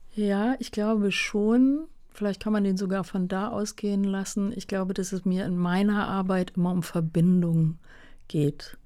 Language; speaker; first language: German; native; German